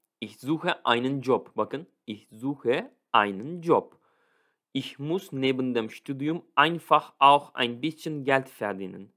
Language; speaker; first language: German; non-native, fluent; Turkish